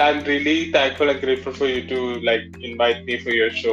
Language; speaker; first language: English; non-native, local second language; Malayalam